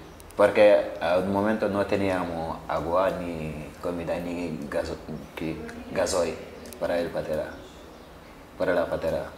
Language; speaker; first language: Spanish; non-native, learner; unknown